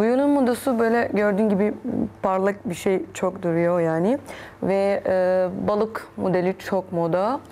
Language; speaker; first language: Turkish; non-native, learner; Arabic